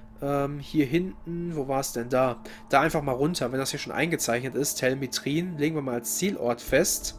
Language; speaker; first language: German; native; German